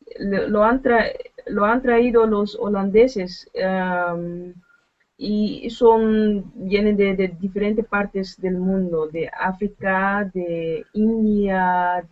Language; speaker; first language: Spanish; non-native, learner; Dutch